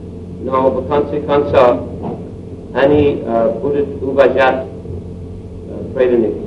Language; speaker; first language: Russian; non-native, learner; English